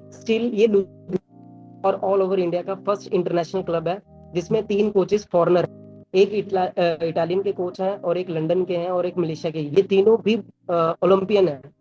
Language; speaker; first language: Hindi; native; Hindi